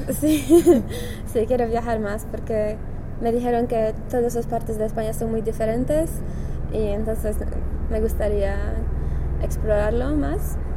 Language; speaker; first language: Spanish; non-native, learner; Polish